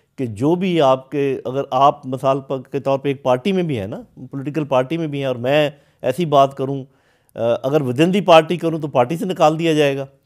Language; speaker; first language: Urdu; native; Urdu